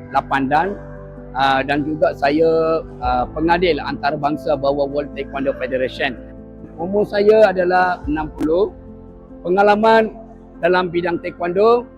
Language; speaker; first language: Malay; non-native, local second language; Tamil